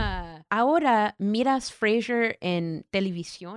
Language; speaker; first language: Spanish; non-native, learner; English